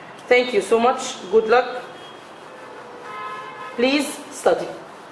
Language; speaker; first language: English; non-native, fluent; Arabic